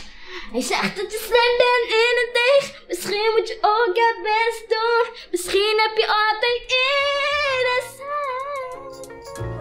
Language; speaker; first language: Dutch; early bilingual, other home language; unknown